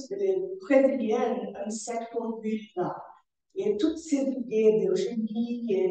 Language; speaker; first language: French; non-native, learner; Portuguese